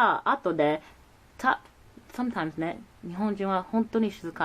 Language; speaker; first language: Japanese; non-native, learner; English